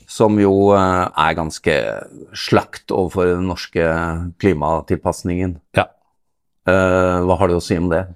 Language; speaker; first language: Norwegian; native; Norwegian